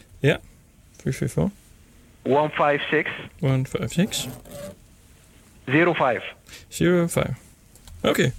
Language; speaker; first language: English; non-native, learner; Danish